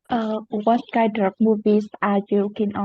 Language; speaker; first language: English; non-native, learner; Vietnamese